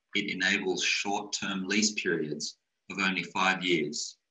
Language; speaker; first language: English; native; English